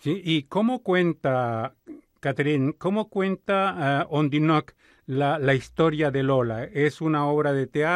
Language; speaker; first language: Spanish; native; Spanish